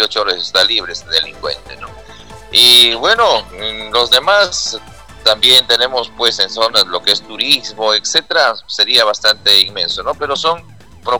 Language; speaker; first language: Spanish; native; Spanish